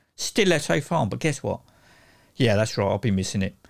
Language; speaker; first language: English; native; English